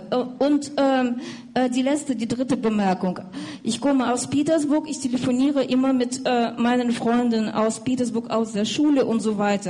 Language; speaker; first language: German; non-native, fluent; Russian